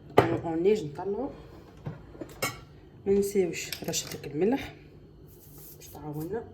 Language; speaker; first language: Arabic; native; Arabic